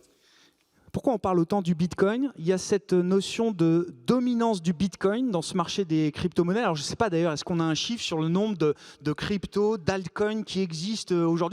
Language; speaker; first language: French; native; French